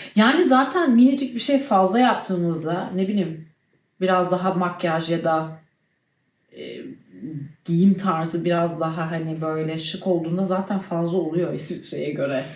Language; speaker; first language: Turkish; early bilingual, heritage; Turkish